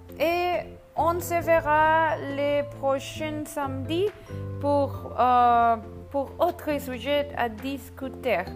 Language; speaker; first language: French; non-native, learner; Spanish